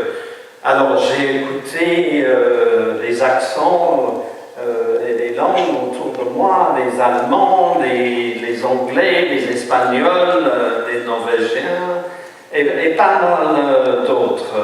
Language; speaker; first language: French; non-native, fluent; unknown